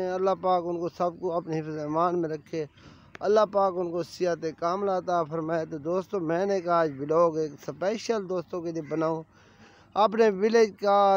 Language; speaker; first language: Urdu; non-native, local second language; Saraiki